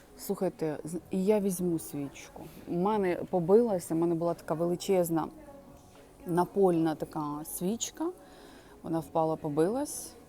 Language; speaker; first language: Ukrainian; native; Ukrainian